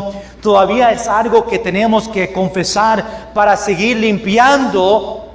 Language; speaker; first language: Spanish; non-native, fluent; English